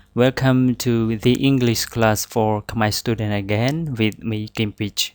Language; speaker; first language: English; non-native, learner; Khmer